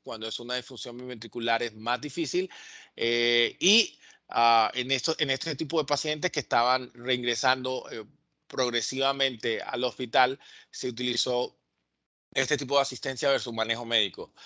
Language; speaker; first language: Spanish; native; Spanish